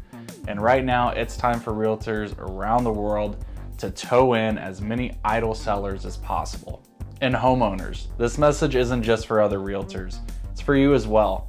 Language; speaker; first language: English; native; English